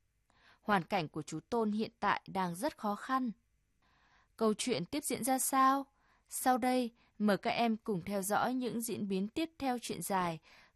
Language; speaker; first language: Vietnamese; native; Vietnamese